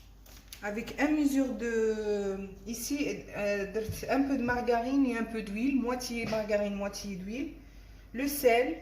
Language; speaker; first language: French; non-native, local second language; Arabic